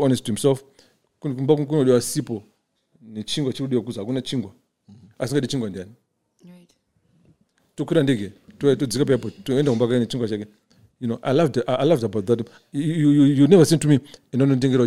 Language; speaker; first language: English; non-native, local second language; Shona